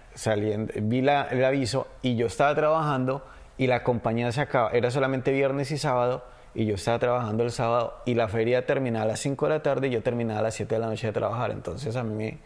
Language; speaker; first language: Spanish; native; Spanish